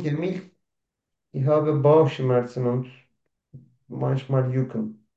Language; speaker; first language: German; non-native, learner; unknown